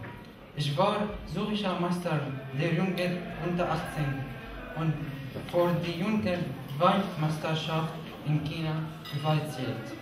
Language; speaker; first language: German; non-native, learner; Arabic